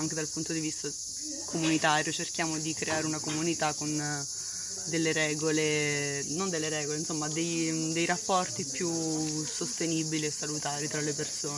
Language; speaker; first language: Italian; native; Italian